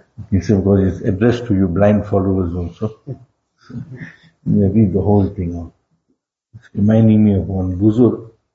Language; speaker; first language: English; native; English